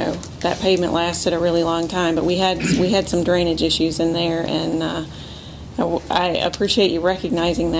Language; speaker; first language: English; native; English